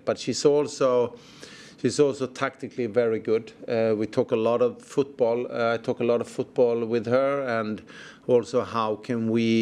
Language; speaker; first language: English; non-native, fluent; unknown